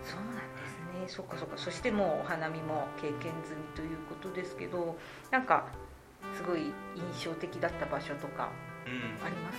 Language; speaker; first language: Japanese; native; Japanese